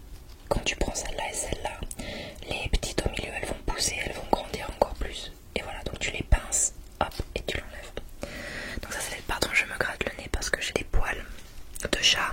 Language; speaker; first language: French; native; French